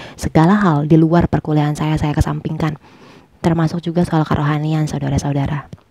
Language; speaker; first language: Indonesian; native; Indonesian